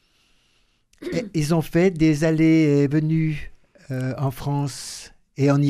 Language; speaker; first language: French; native; French